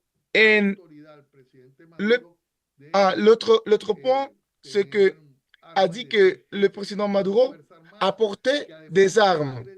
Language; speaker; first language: French; non-native, learner; Spanish